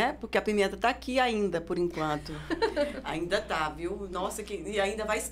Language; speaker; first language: Portuguese; native; Portuguese